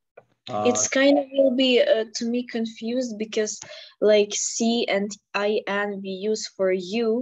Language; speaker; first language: English; non-native, fluent; Ukrainian